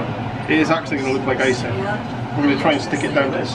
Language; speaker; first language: English; native; English